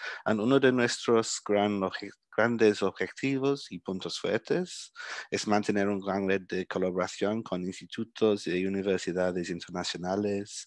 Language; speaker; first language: Spanish; early bilingual, heritage; Spanish